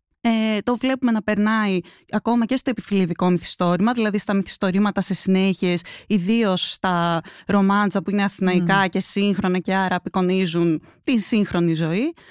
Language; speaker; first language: Greek; native; Greek